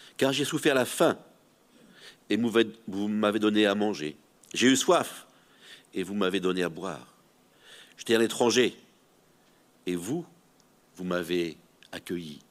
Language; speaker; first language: French; native; French